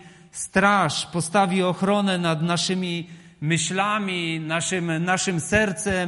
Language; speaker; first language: Polish; native; Polish